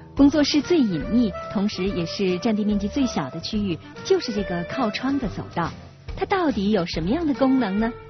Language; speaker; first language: Chinese; native; Chinese